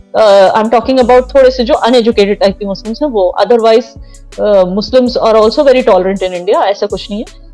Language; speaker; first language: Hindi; non-native, local second language; Kashmiri